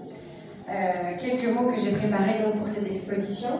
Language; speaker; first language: French; native; French